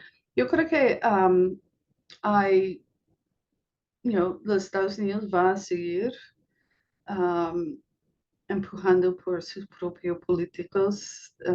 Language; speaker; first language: Spanish; non-native, fluent; English